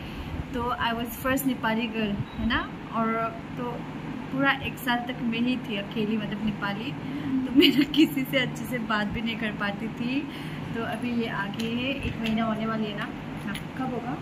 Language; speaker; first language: Hindi; non-native, local second language; Nepali